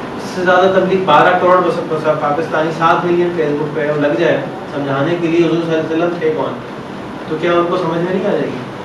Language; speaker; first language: Urdu; native; Urdu